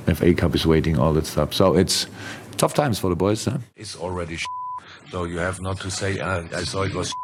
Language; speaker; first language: English; non-native, fluent; German